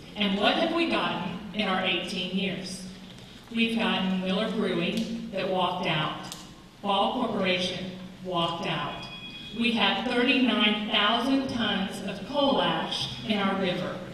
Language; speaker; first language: English; native; English